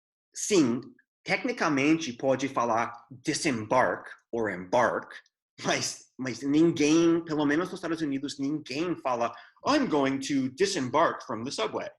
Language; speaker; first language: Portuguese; non-native, fluent; English